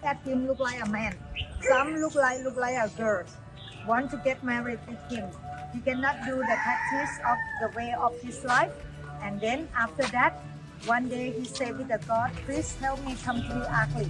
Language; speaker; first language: English; non-native, learner; Thai